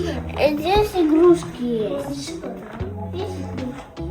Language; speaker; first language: Russian; non-native, local second language; Azerbaijani